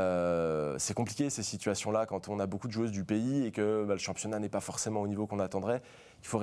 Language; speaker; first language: French; native; French